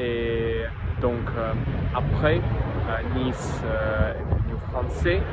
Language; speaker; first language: French; non-native, learner; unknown